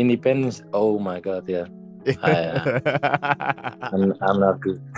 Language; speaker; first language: English; non-native, fluent; Dutch